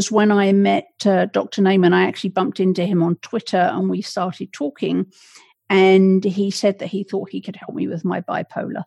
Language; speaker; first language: English; native; English